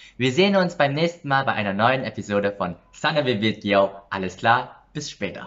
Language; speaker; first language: German; early bilingual, other home language; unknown